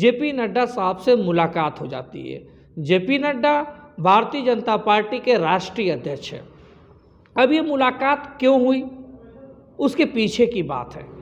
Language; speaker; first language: Hindi; native; Hindi